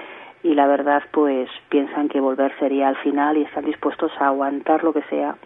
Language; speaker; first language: Spanish; native; Spanish